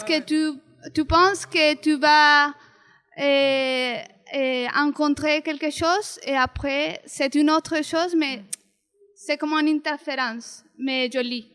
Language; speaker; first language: French; non-native, learner; Spanish